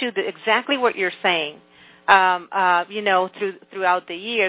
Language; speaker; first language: English; native; English